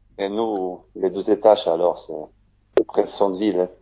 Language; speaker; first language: French; non-native, learner; Polish